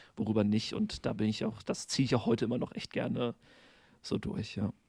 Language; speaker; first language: German; native; German